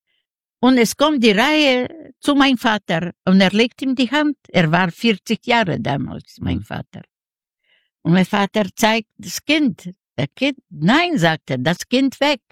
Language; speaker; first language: German; non-native, fluent; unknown